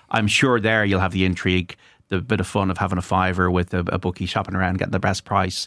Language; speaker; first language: English; native; English